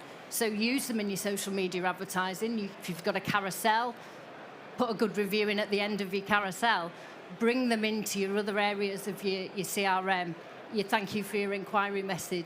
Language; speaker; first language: English; native; English